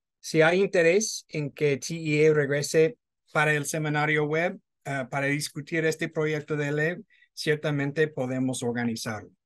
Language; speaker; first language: Spanish; non-native, fluent; English